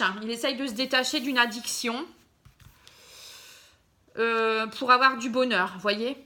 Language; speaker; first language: French; native; French